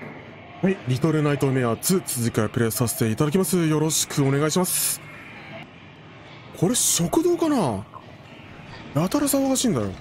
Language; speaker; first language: Japanese; native; Japanese